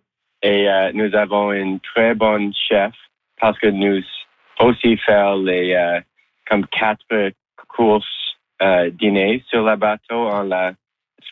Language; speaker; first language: French; non-native, local second language; English